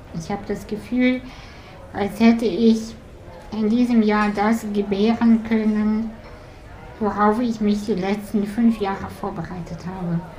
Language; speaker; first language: German; early bilingual, other home language; Russian